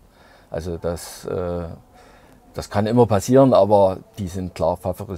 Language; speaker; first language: German; native; German